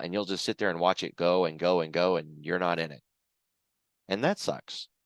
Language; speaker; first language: English; native; English